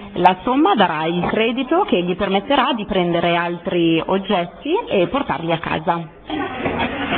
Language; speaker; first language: Italian; native; Italian